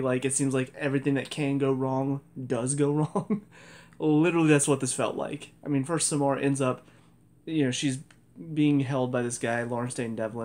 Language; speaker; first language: English; native; English